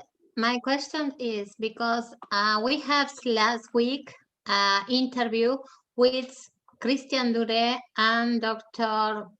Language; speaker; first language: English; non-native, learner; German